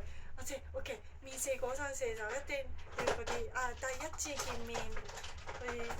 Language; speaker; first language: Cantonese; non-native, fluent; Japanese